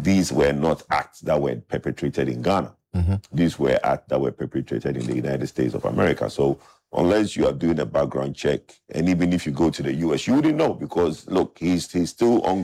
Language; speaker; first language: English; non-native, local second language; Akan